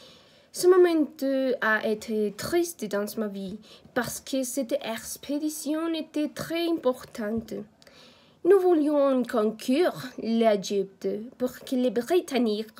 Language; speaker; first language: French; non-native, learner; Spanish